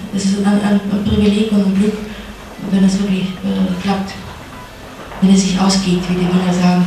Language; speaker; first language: German; non-native, fluent; Russian